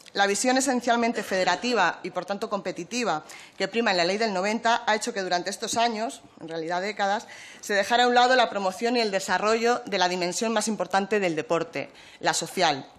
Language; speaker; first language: Spanish; native; Spanish